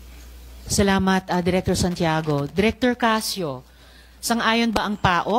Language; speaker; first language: Filipino; native; Filipino